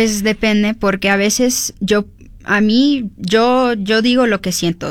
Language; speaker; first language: Spanish; early bilingual, heritage; Spanish